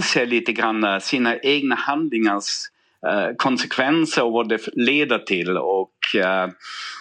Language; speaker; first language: Swedish; non-native, fluent; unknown